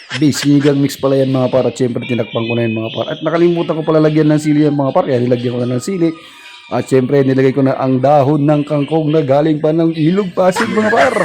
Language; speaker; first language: Filipino; native; Filipino